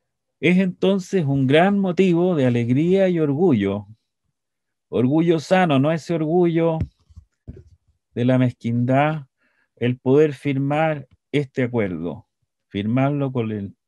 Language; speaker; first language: Spanish; native; Spanish